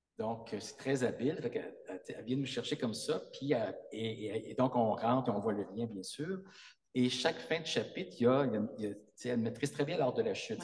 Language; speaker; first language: French; native; French